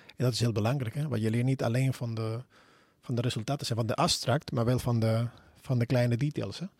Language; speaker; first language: Dutch; non-native, fluent; Spanish